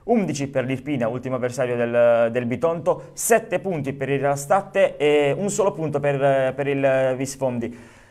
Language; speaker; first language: Italian; native; Italian